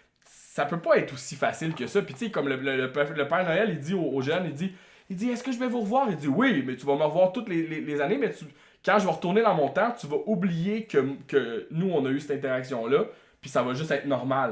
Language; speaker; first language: French; native; French